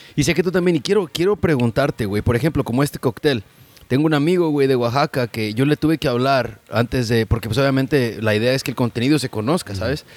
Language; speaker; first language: Spanish; early bilingual, heritage; Spanish